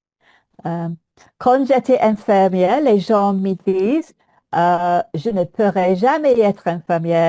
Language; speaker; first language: French; non-native, learner; English